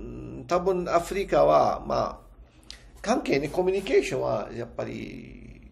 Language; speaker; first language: Japanese; non-native, fluent; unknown